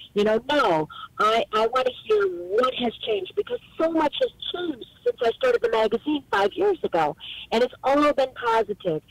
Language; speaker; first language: English; native; English